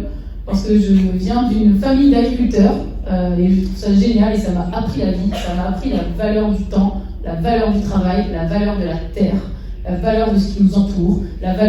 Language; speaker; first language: French; native; French